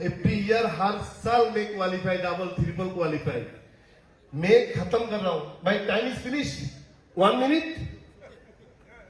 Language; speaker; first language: Hindi; non-native, learner; Bangla